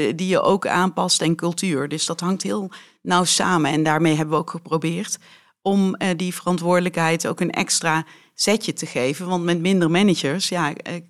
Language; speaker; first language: Dutch; native; Dutch